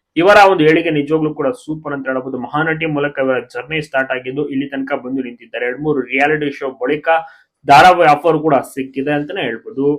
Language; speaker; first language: Kannada; native; Kannada